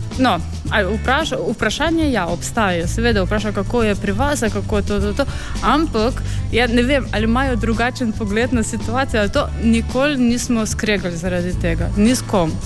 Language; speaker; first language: Slovenian; non-native, fluent; Ukrainian